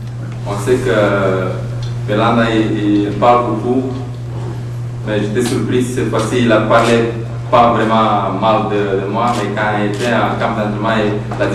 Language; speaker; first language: French; non-native, fluent; Romanian